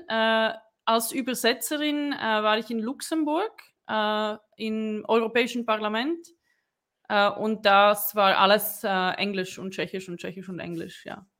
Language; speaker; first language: German; non-native, fluent; Czech